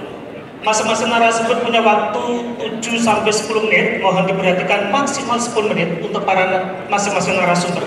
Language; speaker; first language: Indonesian; native; Indonesian